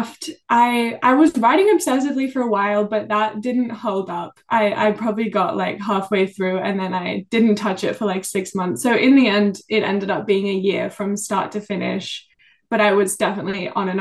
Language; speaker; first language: English; native; English